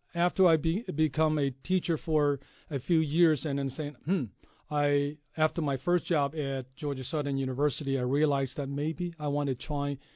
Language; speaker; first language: English; non-native, fluent; Chinese